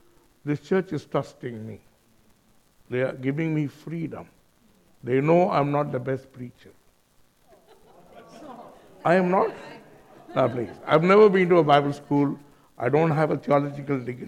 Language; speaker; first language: English; non-native, local second language; Tamil